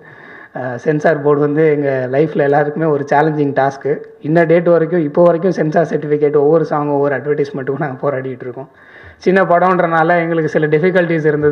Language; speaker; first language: Tamil; native; Tamil